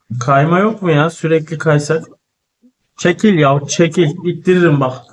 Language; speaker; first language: Turkish; native; Turkish